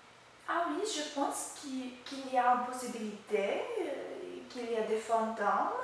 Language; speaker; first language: French; non-native, learner; English